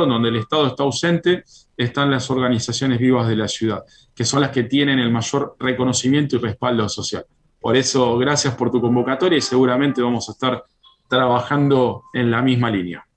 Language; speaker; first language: Spanish; native; Spanish